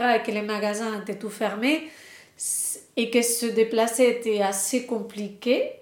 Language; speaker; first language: French; non-native, fluent; Spanish